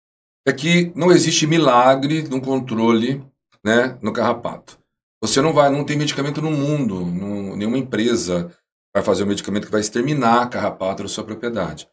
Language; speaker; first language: Portuguese; native; Portuguese